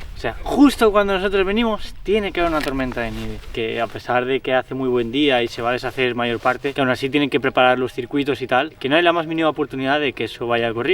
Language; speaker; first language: Spanish; native; Spanish